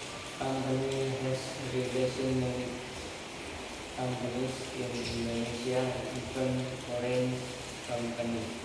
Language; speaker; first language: English; non-native, learner; Indonesian